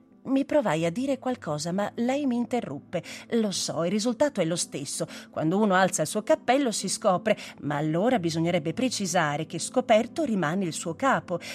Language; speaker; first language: Italian; native; Italian